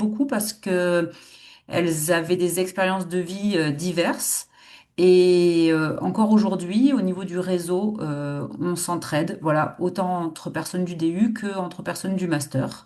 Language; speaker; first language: French; native; French